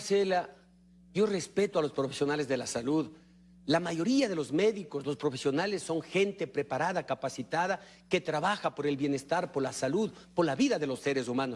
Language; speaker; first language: Spanish; native; Spanish